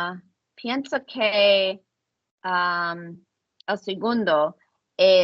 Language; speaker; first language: Spanish; non-native, learner; English